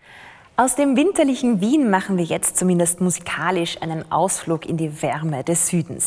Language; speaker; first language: German; native; German